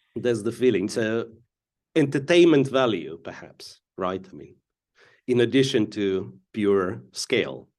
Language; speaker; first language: English; non-native, fluent; Russian